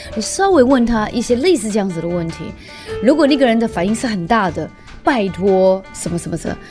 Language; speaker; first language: Chinese; non-native, fluent; Cantonese